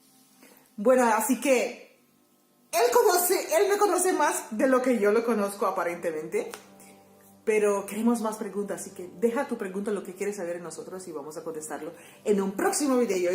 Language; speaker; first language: Spanish; non-native, fluent; Papiamento